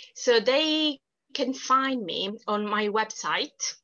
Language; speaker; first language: English; non-native, fluent; Italian